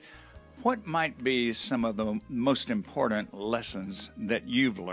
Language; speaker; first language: English; native; English